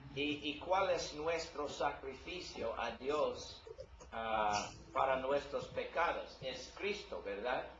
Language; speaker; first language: Spanish; non-native, learner; English